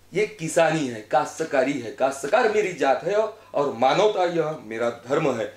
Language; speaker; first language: Hindi; non-native, local second language; Marathi